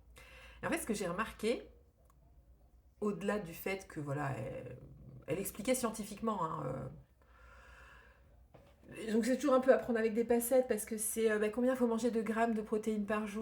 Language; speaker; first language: French; native; French